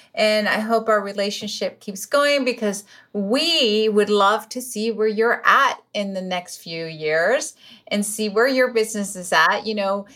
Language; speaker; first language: English; non-native, fluent; Spanish